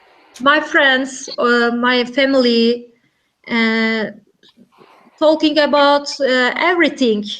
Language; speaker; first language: English; non-native, learner; Turkish